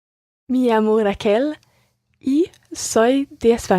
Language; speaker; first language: Spanish; non-native, learner; English